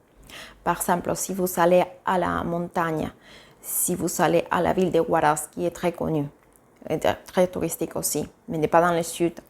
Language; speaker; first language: French; non-native, fluent; Spanish